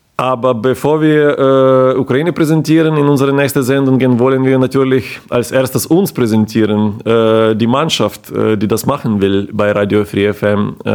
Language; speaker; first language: German; non-native, fluent; Ukrainian